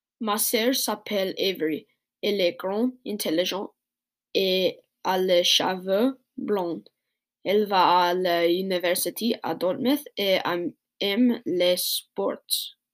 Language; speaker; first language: French; non-native, learner; English